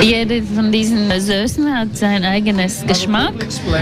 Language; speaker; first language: German; non-native, learner; Latvian